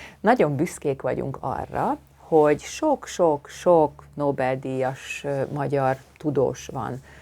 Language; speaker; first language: Hungarian; native; Hungarian